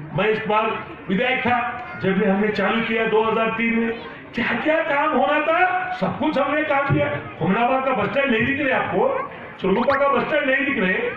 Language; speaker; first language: Hindi; non-native, local second language; Kannada